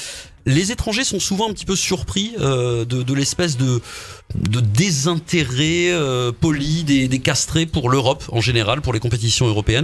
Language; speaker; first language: French; native; French